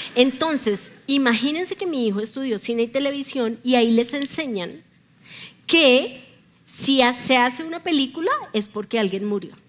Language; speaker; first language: Spanish; native; Spanish